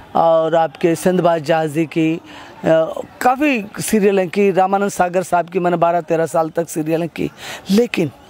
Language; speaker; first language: Hindi; non-native, local second language; Gujarati